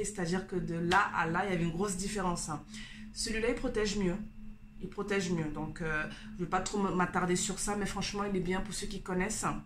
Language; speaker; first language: French; native; French